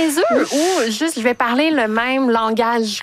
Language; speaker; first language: French; native; French